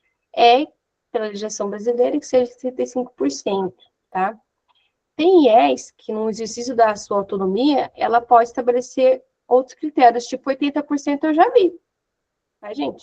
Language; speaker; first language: Portuguese; native; Portuguese